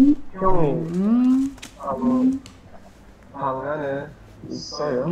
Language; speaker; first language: Korean; non-native, learner; Indonesian